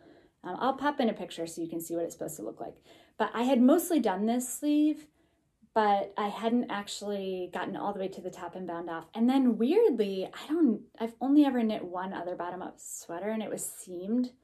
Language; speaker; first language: English; native; English